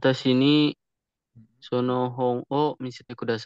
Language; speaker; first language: Japanese; non-native, learner; Indonesian